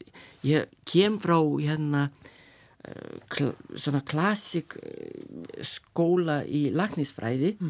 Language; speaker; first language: Icelandic; non-native, learner; Lithuanian